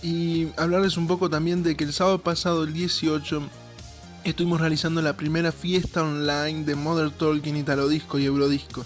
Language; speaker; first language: Spanish; native; Spanish